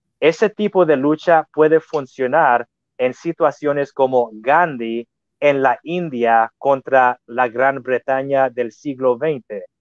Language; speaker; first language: Spanish; non-native, fluent; English